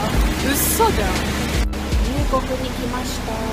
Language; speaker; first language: Japanese; non-native, learner; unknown